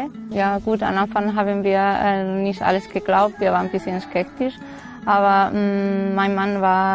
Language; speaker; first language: German; non-native, fluent; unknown